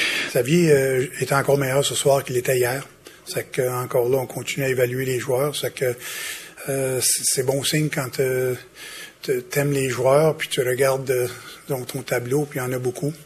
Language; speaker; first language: French; native; French